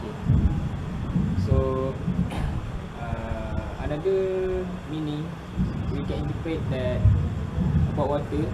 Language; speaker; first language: English; non-native, learner; Malay